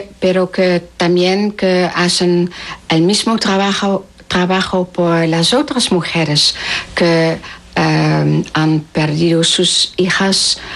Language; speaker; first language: Spanish; non-native, learner; Dutch